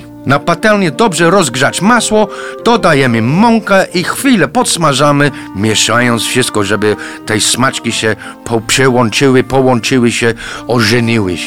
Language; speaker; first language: Polish; non-native, fluent; English